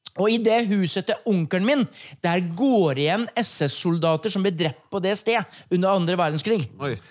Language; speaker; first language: Norwegian; native; Norwegian